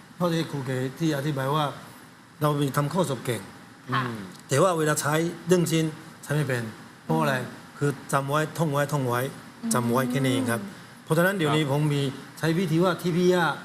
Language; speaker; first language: Thai; non-native, learner; Chinese